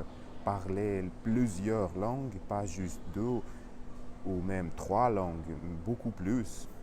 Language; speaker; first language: French; non-native, learner; Russian